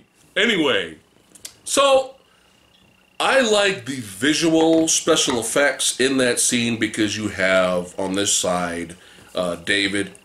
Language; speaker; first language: English; native; English